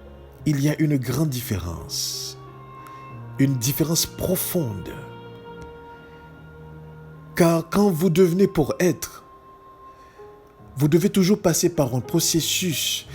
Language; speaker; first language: French; native; French